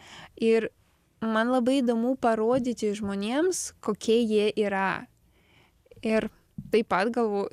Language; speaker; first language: Lithuanian; non-native, learner; Ukrainian